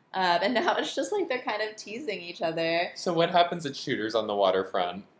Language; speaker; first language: English; native; English